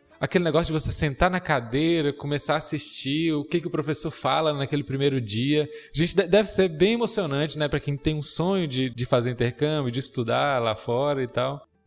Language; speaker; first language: Portuguese; native; Portuguese